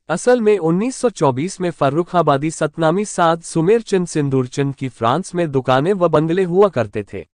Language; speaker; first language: Hindi; native; Hindi